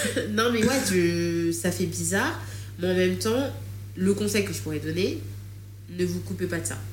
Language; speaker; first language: French; early bilingual, other home language; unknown